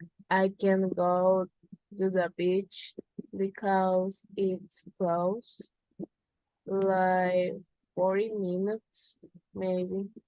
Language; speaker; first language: English; non-native, learner; Spanish